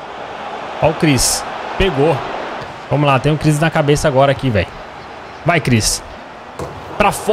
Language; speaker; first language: Portuguese; native; Portuguese